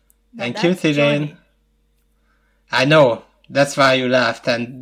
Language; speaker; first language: English; non-native, fluent; Hungarian